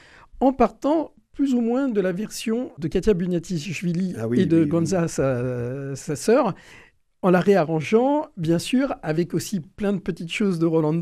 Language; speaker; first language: French; native; French